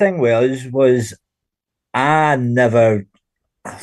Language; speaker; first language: English; native; English